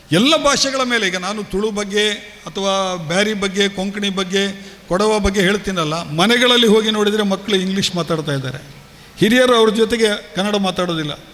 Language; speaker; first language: Kannada; non-native, local second language; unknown